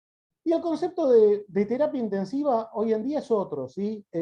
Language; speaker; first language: Spanish; native; Spanish